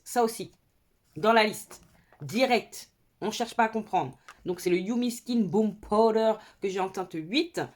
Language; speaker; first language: French; native; French